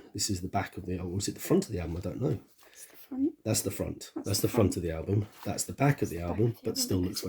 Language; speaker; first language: English; native; English